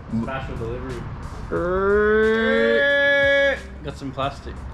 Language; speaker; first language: English; native; English